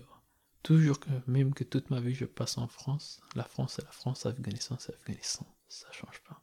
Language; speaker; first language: French; non-native, learner; Persian